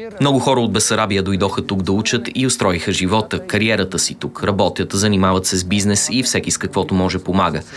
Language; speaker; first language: Bulgarian; early bilingual, heritage; Bulgarian